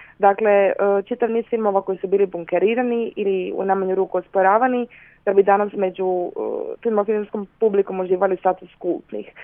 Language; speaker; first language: Serbian; native; Serbian